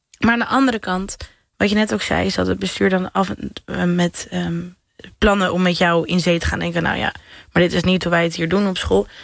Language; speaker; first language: Dutch; native; Dutch